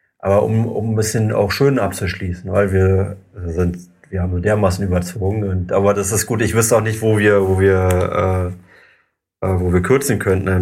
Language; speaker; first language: German; native; German